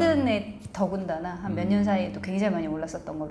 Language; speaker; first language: Korean; native; Korean